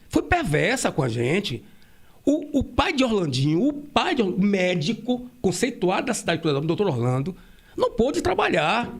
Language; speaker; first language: Portuguese; native; Portuguese